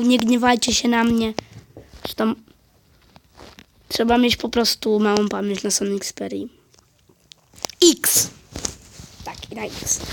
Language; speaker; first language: Polish; native; Polish